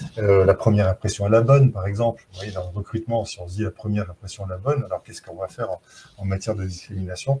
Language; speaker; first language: French; native; French